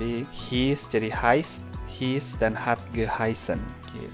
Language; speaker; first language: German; non-native, fluent; Indonesian